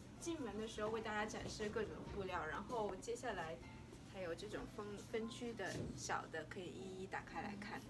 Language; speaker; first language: Chinese; native; Chinese